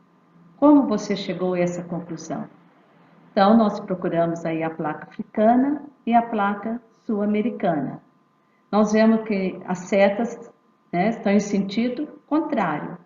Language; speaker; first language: Portuguese; native; Portuguese